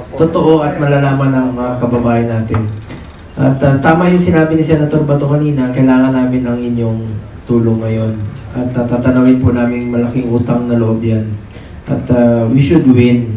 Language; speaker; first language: Filipino; non-native, local second language; Cebuano